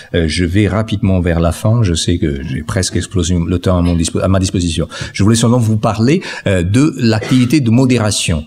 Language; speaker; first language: French; non-native, fluent; Italian